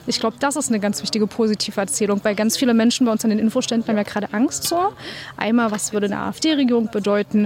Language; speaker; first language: German; native; German